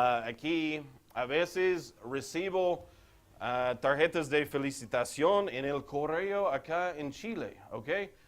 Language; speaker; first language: Spanish; non-native, fluent; English